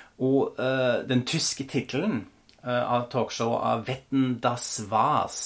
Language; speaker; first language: Norwegian; non-native, fluent; German